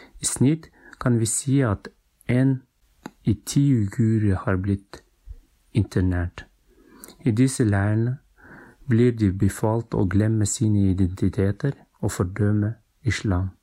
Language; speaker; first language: Norwegian; non-native, fluent; Uyghur